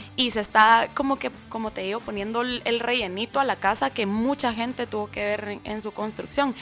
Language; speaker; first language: Spanish; native; Spanish